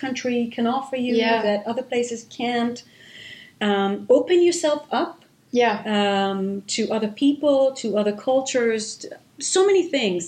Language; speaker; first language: English; non-native, fluent; Hebrew